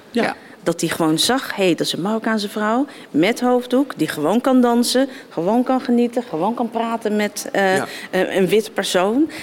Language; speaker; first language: Dutch; native; Dutch